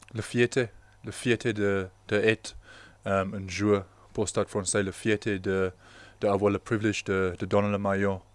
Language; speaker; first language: French; non-native, fluent; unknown